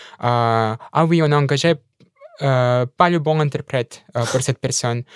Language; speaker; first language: French; non-native, fluent; Russian